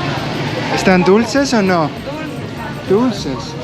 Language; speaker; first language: Spanish; non-native, learner; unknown